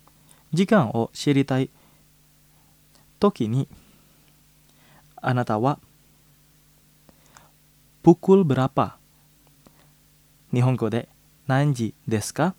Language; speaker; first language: Japanese; non-native, fluent; Indonesian